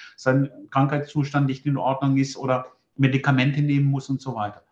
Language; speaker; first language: German; non-native, fluent; Greek